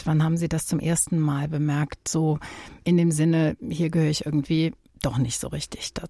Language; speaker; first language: German; native; German